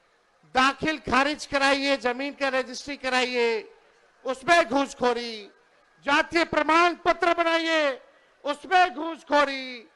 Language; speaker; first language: Hindi; native; Hindi